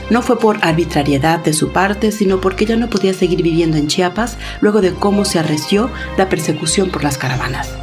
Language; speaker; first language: Spanish; native; Spanish